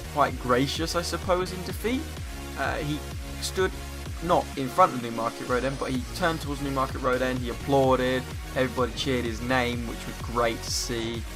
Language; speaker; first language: English; native; English